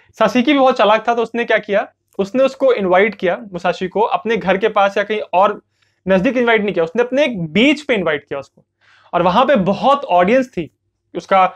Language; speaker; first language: Hindi; native; Hindi